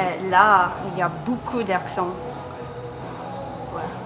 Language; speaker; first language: French; non-native, local second language; English